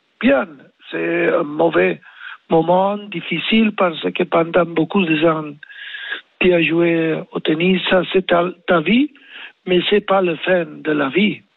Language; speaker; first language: French; non-native, learner; Spanish